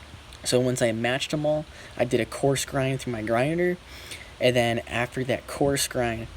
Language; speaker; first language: English; native; English